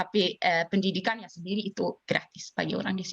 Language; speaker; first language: Indonesian; non-native, fluent; Swedish